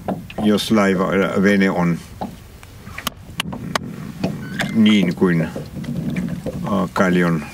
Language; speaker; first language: Finnish; non-native, learner; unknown